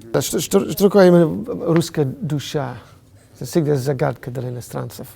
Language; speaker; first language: Russian; non-native, fluent; English